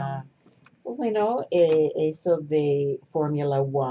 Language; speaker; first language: Spanish; non-native, fluent; English